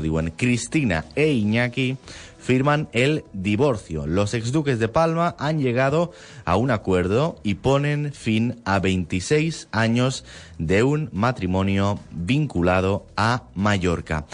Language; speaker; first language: Spanish; non-native, local second language; Catalan